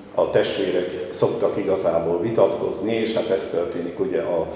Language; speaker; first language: Hungarian; native; Hungarian